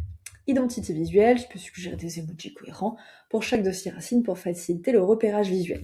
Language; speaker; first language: French; native; French